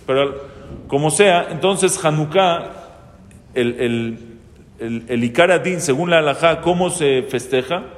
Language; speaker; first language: Spanish; native; Spanish